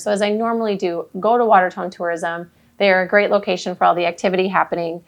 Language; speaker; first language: English; native; English